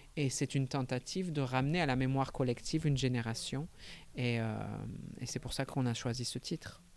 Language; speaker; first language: French; native; French